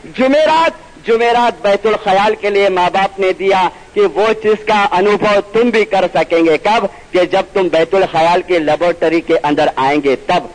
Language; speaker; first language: Urdu; non-native, local second language; Gujarati